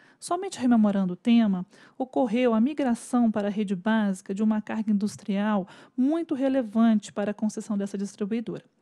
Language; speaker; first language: Portuguese; native; Portuguese